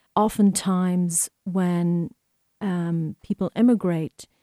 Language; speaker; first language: English; native; English